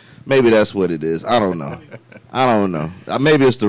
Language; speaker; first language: English; native; English